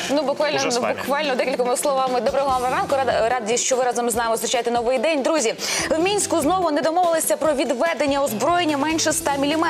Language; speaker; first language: Ukrainian; native; Ukrainian